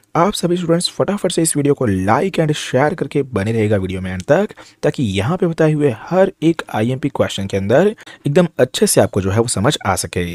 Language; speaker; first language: Hindi; non-native, local second language; Gujarati